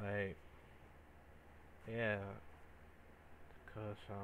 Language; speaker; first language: English; native; English